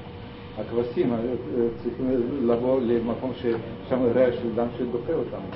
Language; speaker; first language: Hebrew; non-native, fluent; Russian